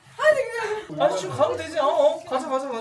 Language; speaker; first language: Turkish; non-native, learner; Korean